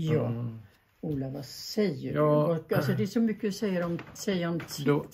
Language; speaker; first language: Swedish; early bilingual, other home language; German